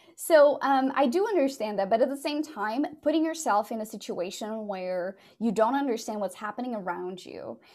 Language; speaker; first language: English; non-native, fluent; Portuguese